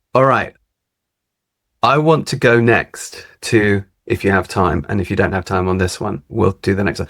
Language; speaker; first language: English; native; English